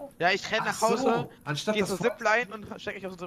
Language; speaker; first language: German; native; German